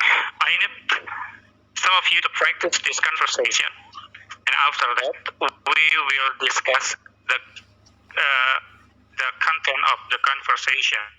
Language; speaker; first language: English; non-native, fluent; Indonesian